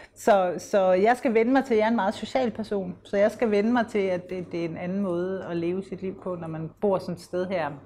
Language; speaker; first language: Danish; native; Danish